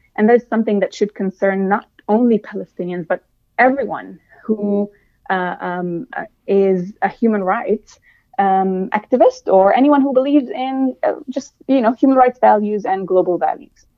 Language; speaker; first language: English; non-native, fluent; Arabic